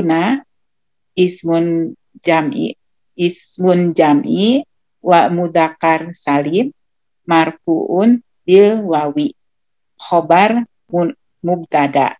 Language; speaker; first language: Arabic; non-native, learner; Indonesian